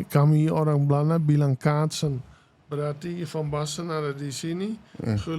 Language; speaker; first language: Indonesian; non-native, fluent; Dutch